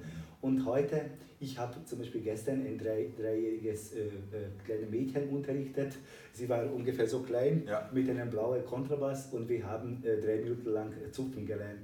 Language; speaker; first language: German; non-native, fluent; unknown